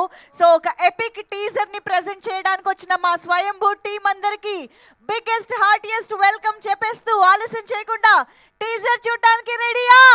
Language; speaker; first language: Telugu; native; Telugu